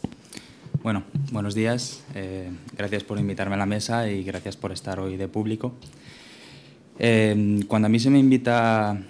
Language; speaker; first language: Spanish; native; Spanish